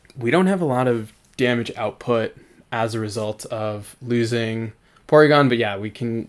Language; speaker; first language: English; native; English